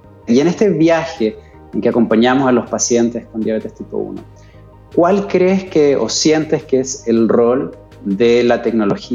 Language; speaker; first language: Spanish; native; Spanish